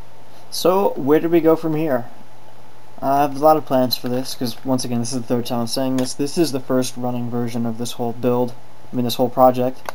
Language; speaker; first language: English; native; English